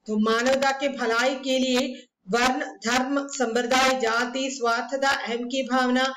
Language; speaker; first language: Hindi; non-native, local second language; Malayalam